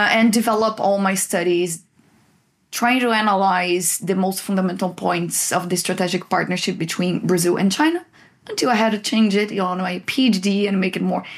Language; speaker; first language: English; non-native, fluent; Portuguese